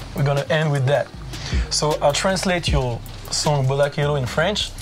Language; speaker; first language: English; non-native, fluent; French